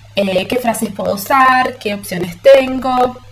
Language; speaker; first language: Spanish; early bilingual, heritage; Spanish